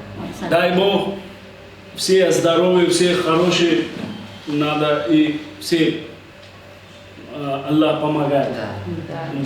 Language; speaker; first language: Russian; non-native, learner; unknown